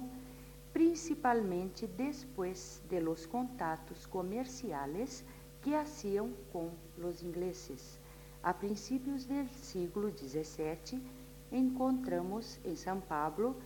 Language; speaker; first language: Spanish; non-native, fluent; Portuguese